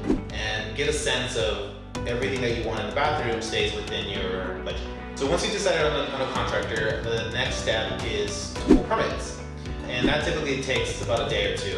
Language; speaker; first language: English; native; English